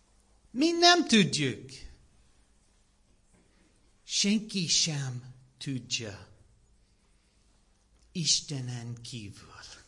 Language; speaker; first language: Hungarian; non-native, learner; English